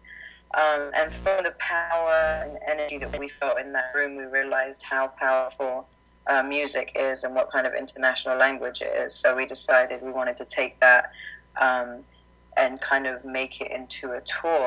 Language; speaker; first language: English; native; English